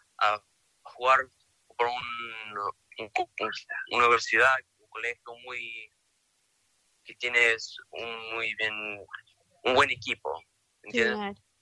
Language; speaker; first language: Spanish; early bilingual, heritage; Spanish